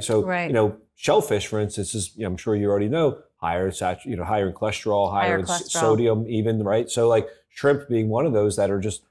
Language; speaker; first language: English; native; English